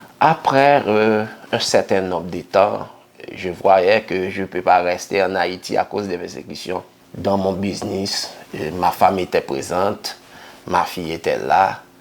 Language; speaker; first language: French; non-native, local second language; Haitian Creole